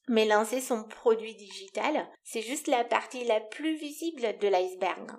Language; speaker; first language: French; non-native, fluent; Romanian